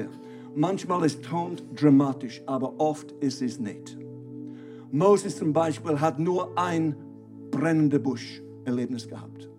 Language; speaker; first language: German; non-native, fluent; English